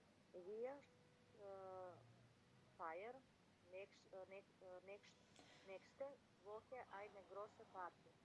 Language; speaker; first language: German; non-native, learner; Macedonian